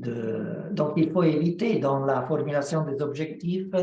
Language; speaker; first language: French; non-native, fluent; Italian